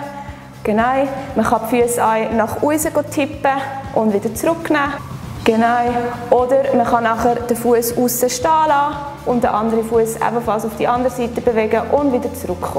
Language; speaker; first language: German; native; German